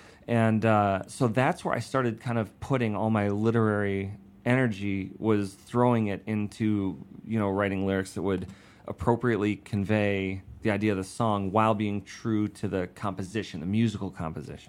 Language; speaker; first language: English; native; English